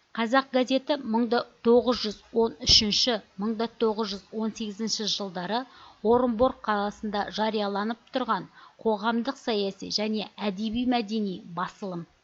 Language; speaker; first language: Kazakh; native; Kazakh